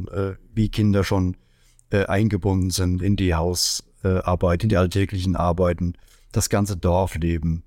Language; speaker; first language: German; native; German